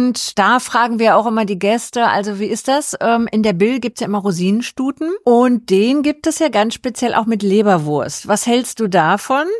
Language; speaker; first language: German; native; German